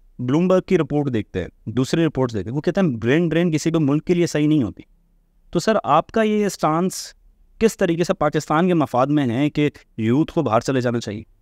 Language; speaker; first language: Urdu; native; Urdu